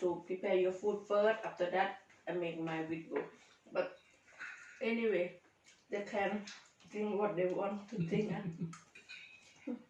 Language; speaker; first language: English; non-native, learner; Thai